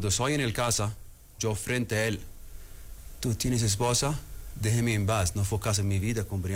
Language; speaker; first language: Spanish; non-native, learner; Arabic